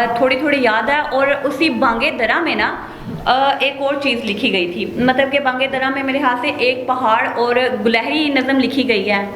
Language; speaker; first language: Urdu; non-native, local second language; Punjabi